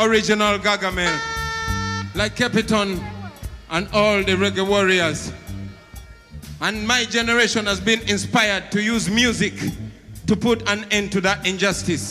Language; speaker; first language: English; non-native, local second language; Ganda